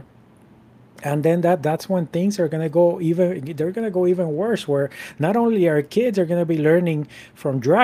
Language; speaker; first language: English; non-native, fluent; Spanish